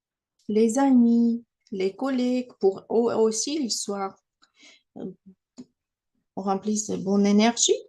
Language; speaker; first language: French; non-native, fluent; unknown